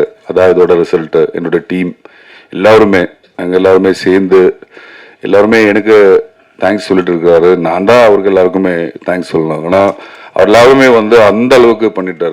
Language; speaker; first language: Tamil; non-native, local second language; Malayalam